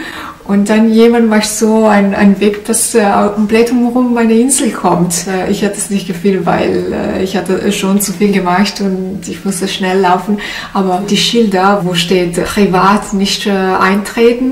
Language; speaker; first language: German; non-native, learner; Italian